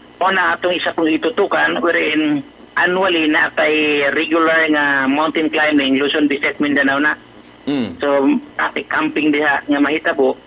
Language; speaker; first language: Cebuano; non-native, local second language; Maranao